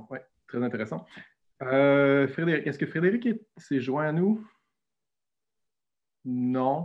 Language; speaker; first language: French; native; French